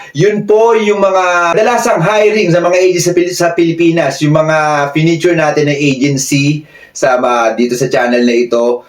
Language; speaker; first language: Filipino; native; Filipino